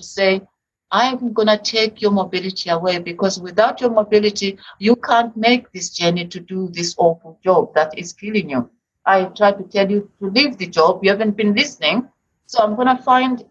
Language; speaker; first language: English; native; English